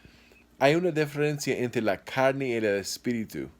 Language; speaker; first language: Spanish; non-native, fluent; English